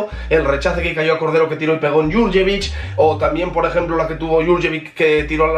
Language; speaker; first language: Spanish; native; Spanish